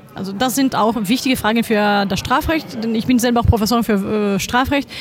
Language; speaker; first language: German; non-native, fluent; Greek